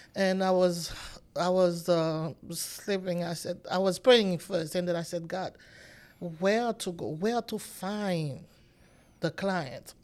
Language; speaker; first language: English; non-native, learner; Haitian Creole